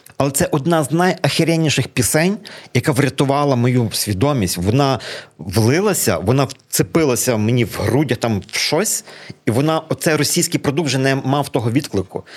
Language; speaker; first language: Ukrainian; native; Ukrainian